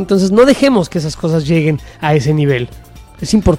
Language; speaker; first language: Spanish; native; Spanish